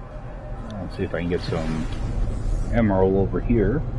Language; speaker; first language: English; native; English